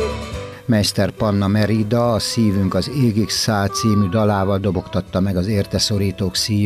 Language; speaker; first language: Hungarian; native; Hungarian